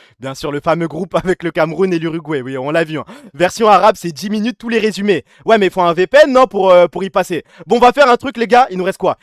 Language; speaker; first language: French; early bilingual, other home language; Arabic